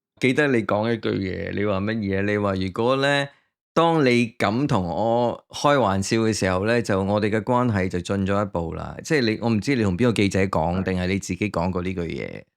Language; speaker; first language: Cantonese; native; Cantonese